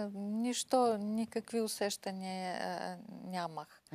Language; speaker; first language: Bulgarian; non-native, learner; Ukrainian